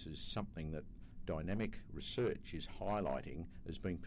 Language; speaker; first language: English; native; English